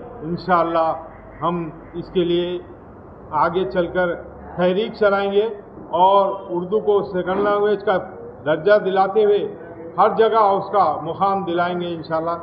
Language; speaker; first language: Urdu; native; Urdu